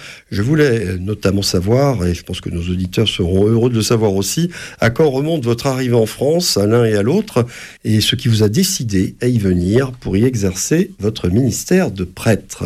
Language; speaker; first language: French; native; French